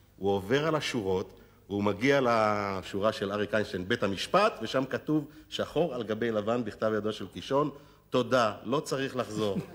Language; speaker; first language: Hebrew; native; Hebrew